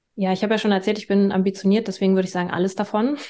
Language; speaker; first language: German; native; German